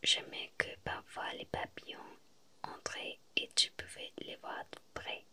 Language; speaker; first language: French; non-native, fluent; Spanish